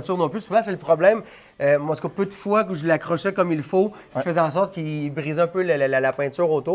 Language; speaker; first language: French; native; French